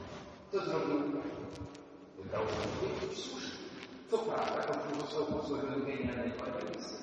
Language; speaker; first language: Polish; native; Polish